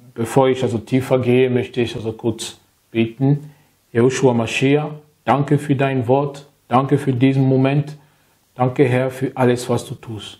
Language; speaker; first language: German; non-native, learner; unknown